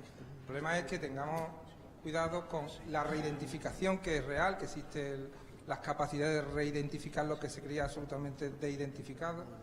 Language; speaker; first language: Spanish; native; Spanish